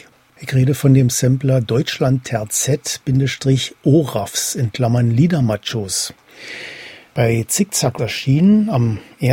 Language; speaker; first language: German; native; German